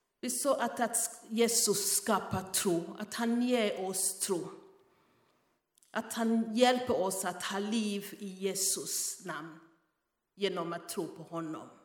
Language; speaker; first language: Swedish; non-native, fluent; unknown